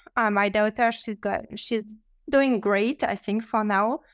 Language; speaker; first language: English; non-native, fluent; French